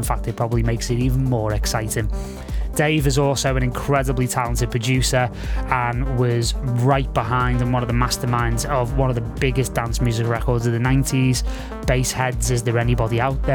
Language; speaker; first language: English; native; English